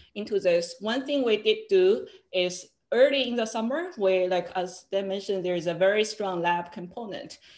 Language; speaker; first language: English; non-native, fluent; Chinese